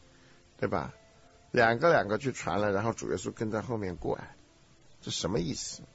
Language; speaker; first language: Chinese; native; Chinese